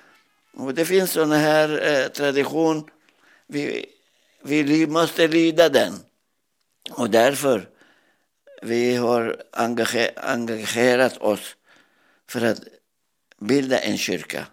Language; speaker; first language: Swedish; non-native, learner; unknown